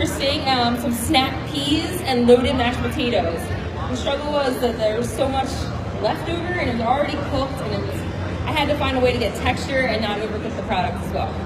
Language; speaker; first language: English; native; English